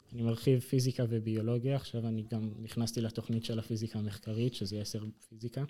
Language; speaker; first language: Hebrew; non-native, local second language; Arabic